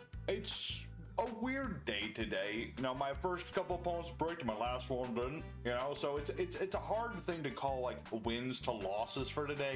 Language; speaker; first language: English; native; English